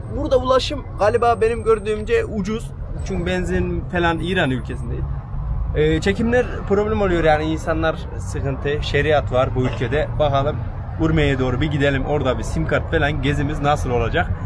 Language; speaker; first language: Turkish; native; Turkish